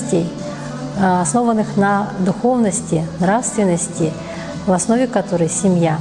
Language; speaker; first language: Russian; native; Russian